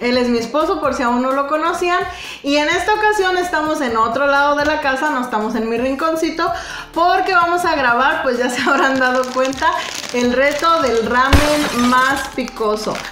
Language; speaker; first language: Spanish; native; Spanish